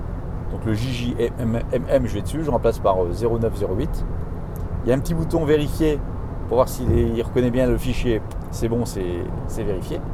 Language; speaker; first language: French; native; French